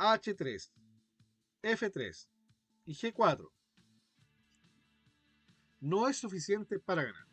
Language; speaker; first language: Spanish; native; Spanish